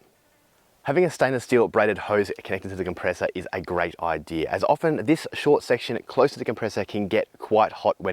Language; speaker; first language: English; native; English